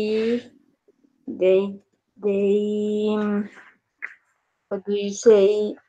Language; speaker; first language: English; non-native, learner; Spanish